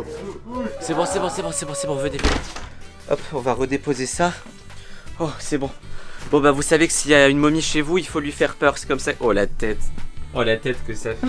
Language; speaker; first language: French; native; French